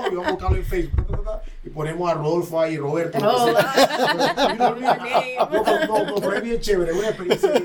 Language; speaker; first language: English; non-native, fluent; Spanish